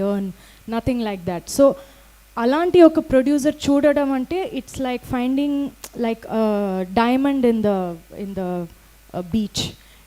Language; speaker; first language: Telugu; non-native, fluent; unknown